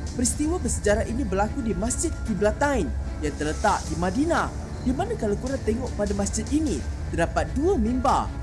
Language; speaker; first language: Malay; native; Malay